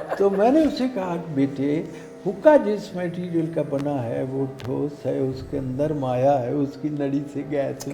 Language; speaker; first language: Urdu; non-native, local second language; Punjabi